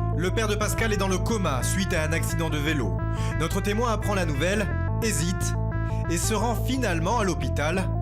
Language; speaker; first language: French; native; French